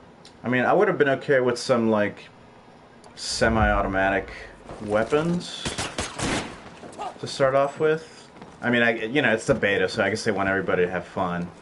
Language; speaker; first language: English; native; English